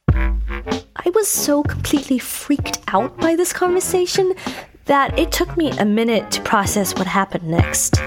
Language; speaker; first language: English; native; English